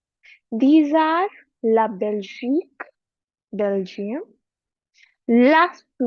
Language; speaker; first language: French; non-native, fluent; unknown